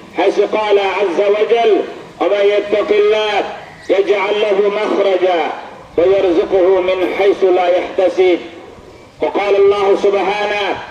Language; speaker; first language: Arabic; non-native, fluent; Bangla